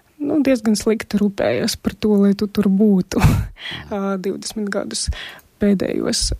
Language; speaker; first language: Latvian; non-native, local second language; Russian